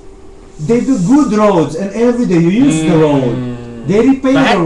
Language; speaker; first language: English; non-native, fluent; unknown